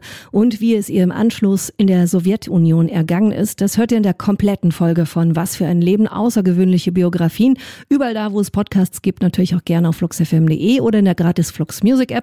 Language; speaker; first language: German; native; German